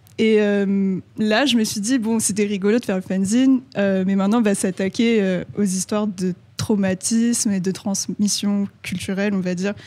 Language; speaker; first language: French; early bilingual, other home language; Khmer